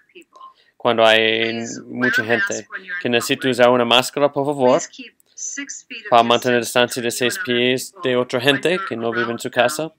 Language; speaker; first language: Spanish; non-native, learner; English